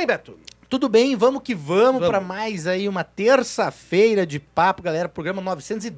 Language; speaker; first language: Portuguese; native; Portuguese